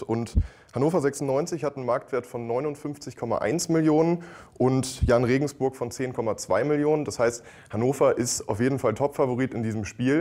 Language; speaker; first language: German; native; German